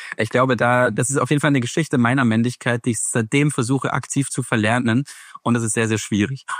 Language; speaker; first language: German; native; German